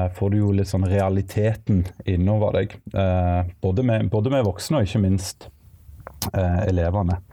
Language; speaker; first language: Norwegian; native; Norwegian